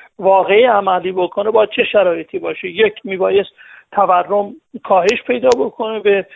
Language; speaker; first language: Persian; native; Persian